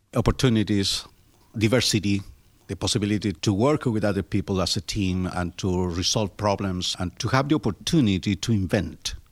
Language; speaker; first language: English; non-native, fluent; Spanish